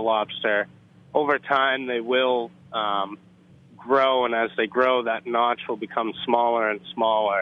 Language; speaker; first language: English; native; English